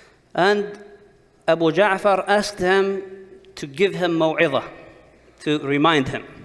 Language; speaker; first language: English; non-native, fluent; Arabic